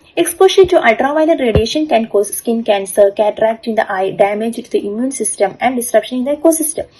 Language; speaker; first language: English; non-native, local second language; Malayalam